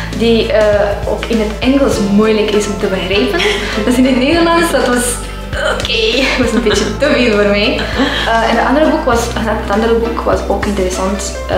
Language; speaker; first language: Dutch; non-native, learner; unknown